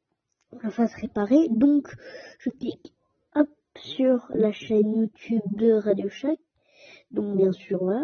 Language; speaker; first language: French; native; French